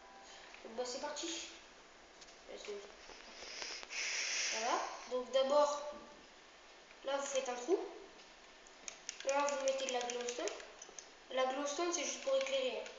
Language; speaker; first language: French; native; French